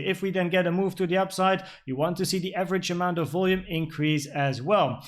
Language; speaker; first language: English; non-native, fluent; Dutch